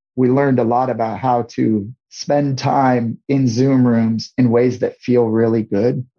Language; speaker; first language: English; native; English